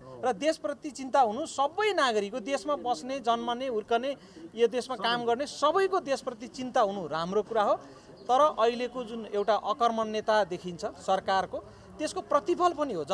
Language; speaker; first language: Nepali; native; Nepali